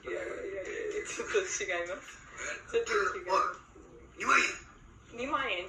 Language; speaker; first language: Japanese; non-native, learner; English